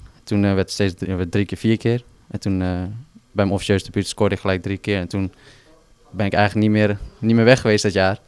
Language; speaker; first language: Dutch; native; Dutch